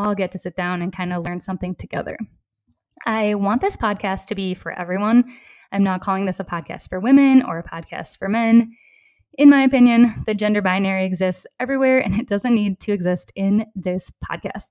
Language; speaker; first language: English; native; English